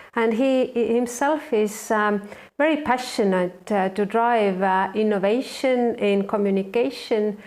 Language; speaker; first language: English; non-native, fluent; Estonian